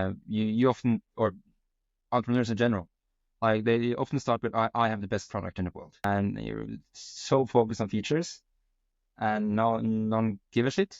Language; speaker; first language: English; non-native, fluent; Norwegian